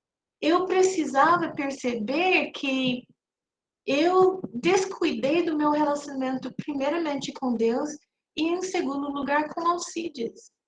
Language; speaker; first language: Portuguese; non-native, fluent; English